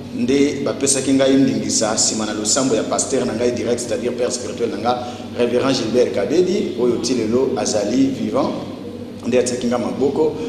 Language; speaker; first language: Lingala; native; Lingala